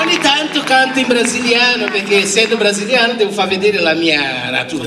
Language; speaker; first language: Italian; non-native, fluent; Portuguese